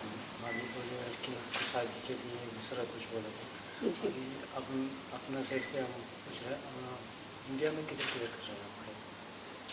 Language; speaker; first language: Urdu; non-native, learner; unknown